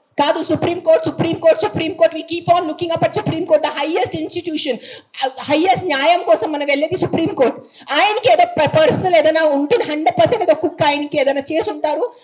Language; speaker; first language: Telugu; non-native, fluent; Marathi